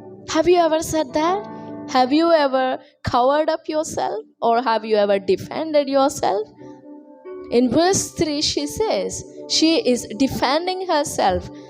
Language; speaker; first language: English; non-native, local second language; Telugu